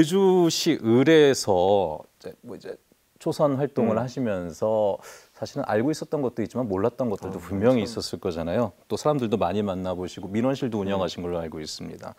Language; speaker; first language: Korean; native; Korean